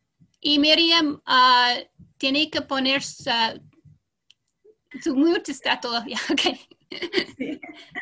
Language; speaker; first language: Spanish; non-native, fluent; English